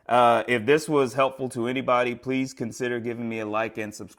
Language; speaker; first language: English; native; English